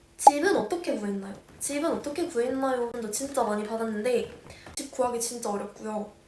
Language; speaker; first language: Korean; native; Korean